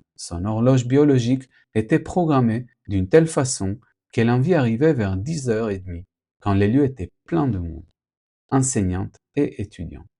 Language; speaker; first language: French; non-native, fluent; Spanish